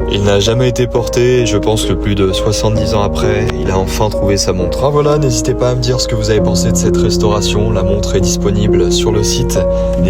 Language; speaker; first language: French; native; French